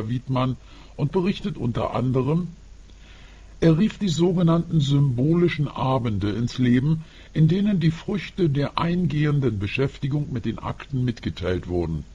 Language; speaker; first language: German; native; German